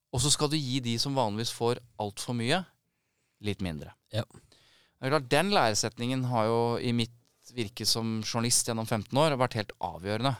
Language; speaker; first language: Norwegian; native; Norwegian